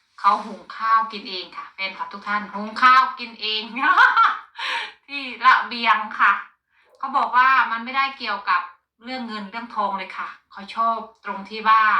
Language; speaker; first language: Thai; native; Thai